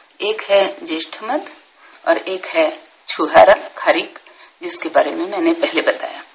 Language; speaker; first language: Hindi; non-native, local second language; Marathi